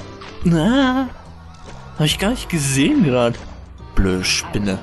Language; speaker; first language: German; native; German